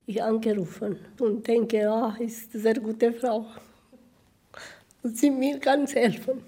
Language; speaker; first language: German; non-native, learner; Romanian